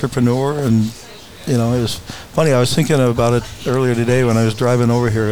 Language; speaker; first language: English; native; English